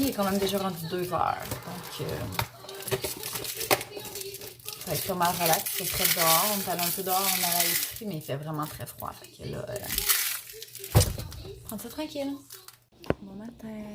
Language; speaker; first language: French; native; French